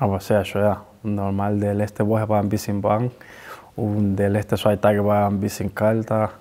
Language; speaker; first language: German; non-native, learner; Spanish